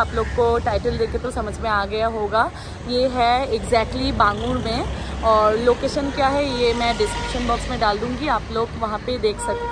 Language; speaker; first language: Hindi; non-native, local second language; Bangla